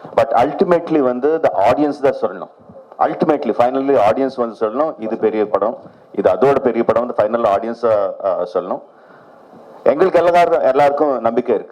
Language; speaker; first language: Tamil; non-native, local second language; Telugu